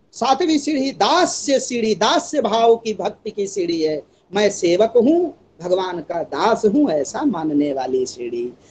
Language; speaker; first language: Hindi; native; Hindi